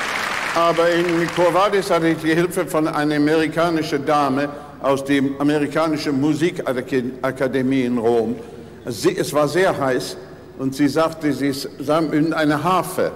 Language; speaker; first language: German; non-native, fluent; English